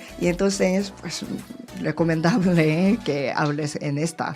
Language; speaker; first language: Spanish; non-native, learner; Korean